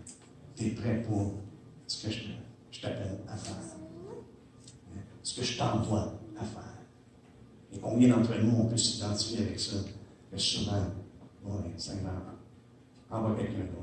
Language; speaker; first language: French; native; French